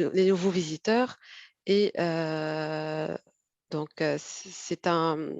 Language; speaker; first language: French; non-native, fluent; Arabic